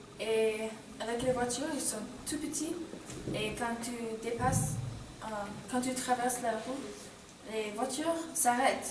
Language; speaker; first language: French; non-native, learner; English